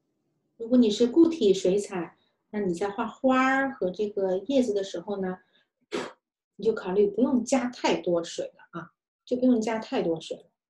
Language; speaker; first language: Chinese; native; Chinese